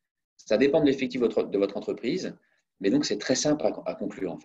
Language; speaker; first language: French; native; French